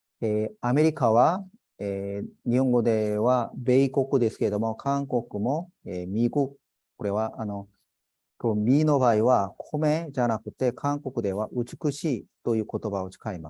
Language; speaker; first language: Japanese; non-native, fluent; Korean